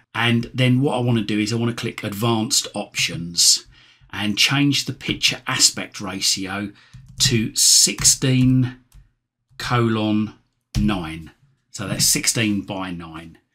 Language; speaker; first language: English; native; English